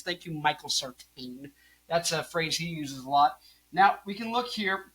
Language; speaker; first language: English; native; English